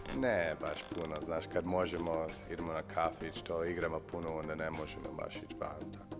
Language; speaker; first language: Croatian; early bilingual, heritage; English